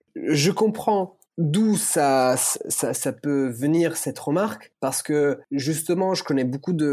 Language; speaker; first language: French; early bilingual, other home language; Italian